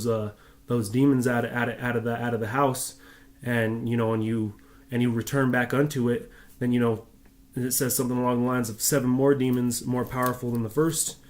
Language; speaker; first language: English; native; English